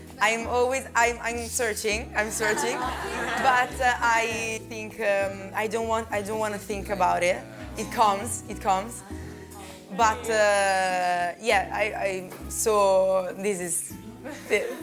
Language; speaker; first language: English; non-native, learner; Italian